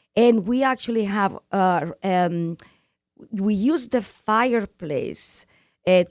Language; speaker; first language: English; non-native, fluent; Spanish